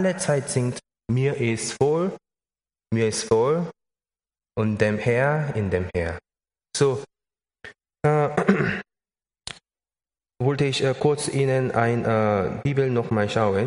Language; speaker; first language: German; non-native, learner; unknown